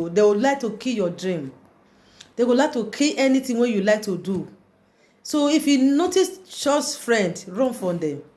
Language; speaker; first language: Nigerian Pidgin; native; Nigerian Pidgin